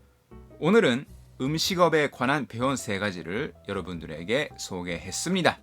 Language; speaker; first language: Korean; non-native, fluent; Japanese